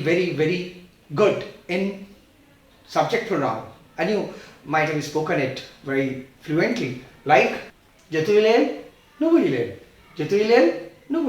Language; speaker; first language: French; non-native, fluent; Hindi